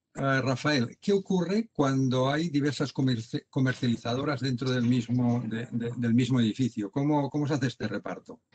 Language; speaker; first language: Spanish; non-native, local second language; Catalan